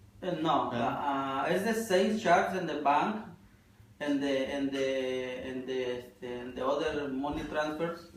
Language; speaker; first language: English; non-native, learner; Spanish